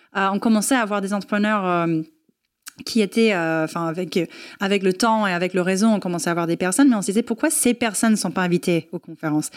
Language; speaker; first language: French; non-native, fluent; English